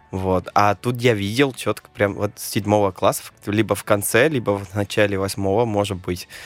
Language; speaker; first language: Russian; non-native, fluent; Spanish